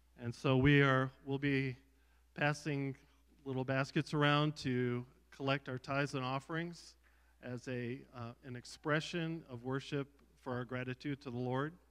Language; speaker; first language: English; native; English